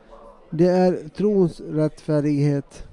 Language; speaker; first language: Swedish; non-native, local second language; Finnish